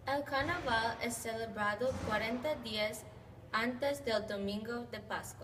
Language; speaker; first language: Spanish; non-native, learner; English